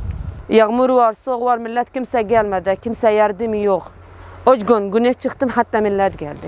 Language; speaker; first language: Turkish; non-native, learner; Arabic